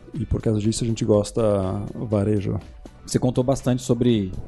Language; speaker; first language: Portuguese; non-native, fluent; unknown